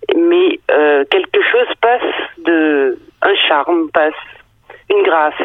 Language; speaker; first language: French; early bilingual, other home language; Danish